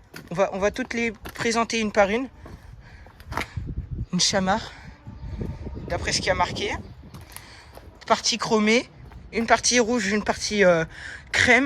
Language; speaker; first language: French; native; French